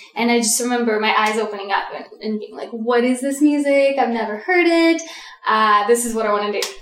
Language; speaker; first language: English; early bilingual, other home language; Russian